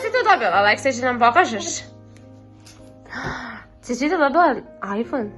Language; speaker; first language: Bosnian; early bilingual, heritage; Serbian